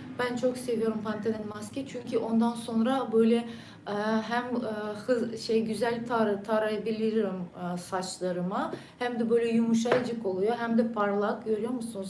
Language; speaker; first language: Turkish; non-native, fluent; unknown